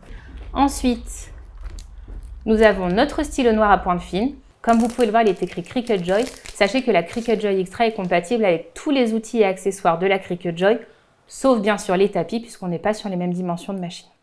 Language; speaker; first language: French; native; French